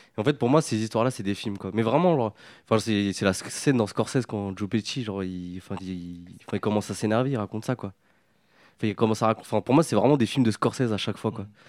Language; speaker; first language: French; native; French